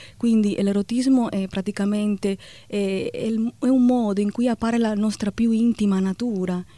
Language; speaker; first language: Italian; non-native, fluent; Spanish